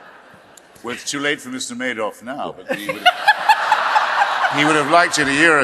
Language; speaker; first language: English; native; English